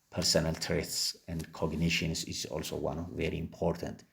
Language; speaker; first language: English; non-native, local second language; Amharic